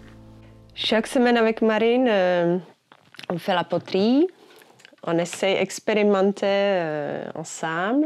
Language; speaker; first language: French; non-native, fluent; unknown